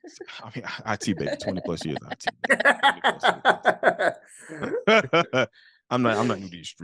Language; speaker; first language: English; native; English